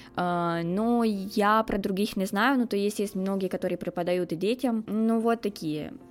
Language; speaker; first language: Russian; non-native, fluent; Romanian